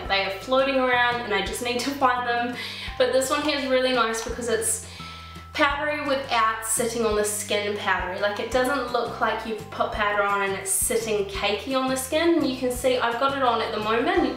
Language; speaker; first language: English; native; English